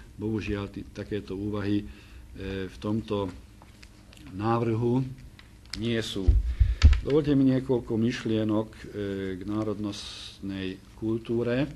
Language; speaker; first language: Slovak; non-native, local second language; Hungarian